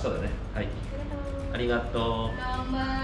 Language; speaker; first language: Japanese; native; Japanese